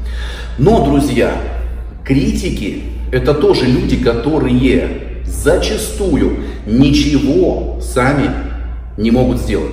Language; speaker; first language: Russian; native; Russian